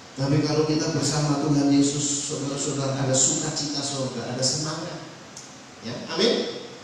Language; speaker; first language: Indonesian; non-native, local second language; Javanese